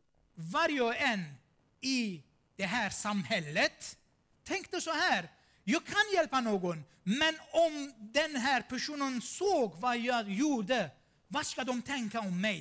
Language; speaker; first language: Swedish; non-native, fluent; Armenian